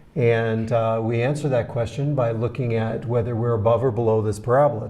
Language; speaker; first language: English; native; English